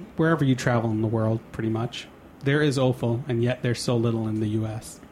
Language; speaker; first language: English; native; English